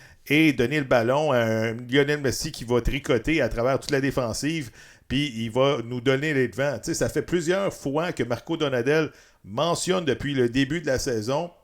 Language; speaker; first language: French; native; French